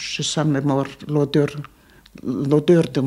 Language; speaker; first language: French; non-native, fluent; Armenian